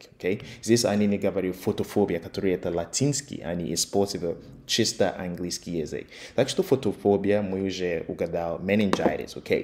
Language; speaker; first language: Russian; non-native, fluent; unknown